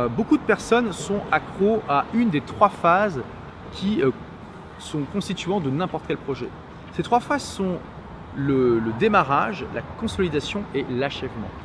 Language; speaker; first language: French; native; French